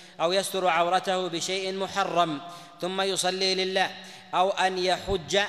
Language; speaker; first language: Arabic; native; Arabic